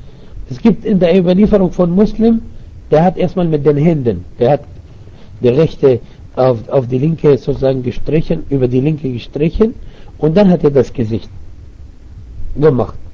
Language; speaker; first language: German; non-native, fluent; Arabic